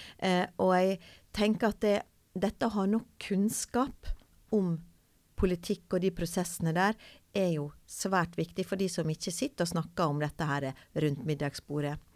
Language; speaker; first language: Norwegian; native; Norwegian